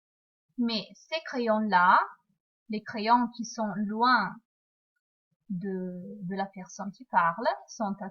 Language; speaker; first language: French; non-native, fluent; Italian